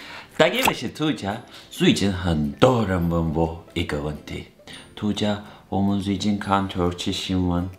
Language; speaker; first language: Chinese; non-native, fluent; Turkish